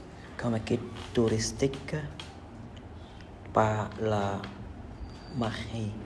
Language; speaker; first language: French; non-native, learner; Vietnamese